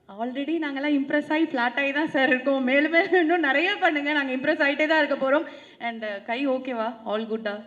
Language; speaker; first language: Tamil; native; Tamil